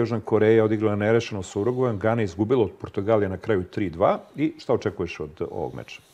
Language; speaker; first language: Serbian; native; Serbian